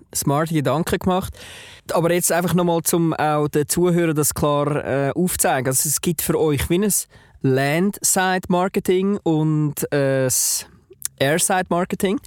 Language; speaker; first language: German; native; German